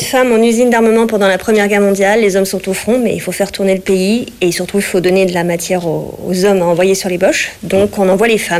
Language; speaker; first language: French; native; French